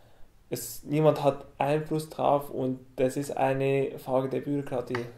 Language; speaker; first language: German; non-native, fluent; Arabic